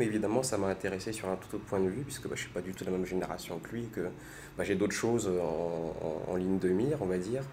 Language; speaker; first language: French; native; French